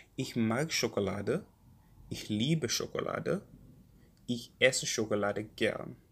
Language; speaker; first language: German; non-native, learner; English